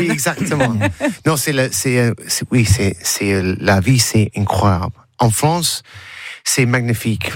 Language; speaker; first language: French; non-native, learner; English